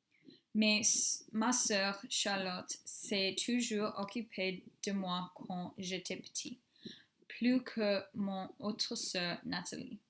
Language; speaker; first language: French; non-native, learner; English